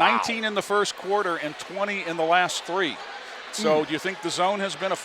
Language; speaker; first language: English; native; English